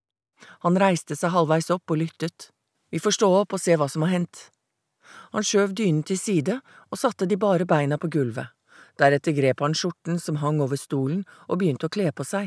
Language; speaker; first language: Norwegian; native; Norwegian